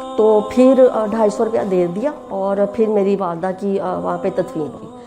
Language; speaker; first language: Urdu; native; Urdu